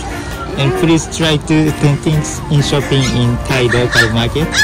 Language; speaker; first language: English; non-native, learner; Japanese